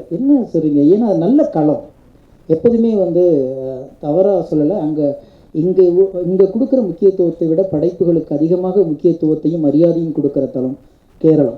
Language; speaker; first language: Tamil; native; Tamil